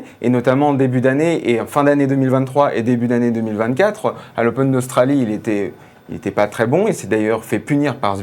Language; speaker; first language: French; native; French